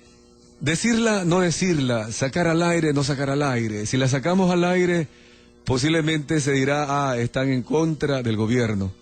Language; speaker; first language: Spanish; native; Spanish